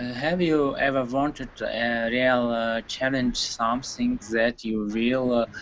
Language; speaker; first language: English; non-native, learner; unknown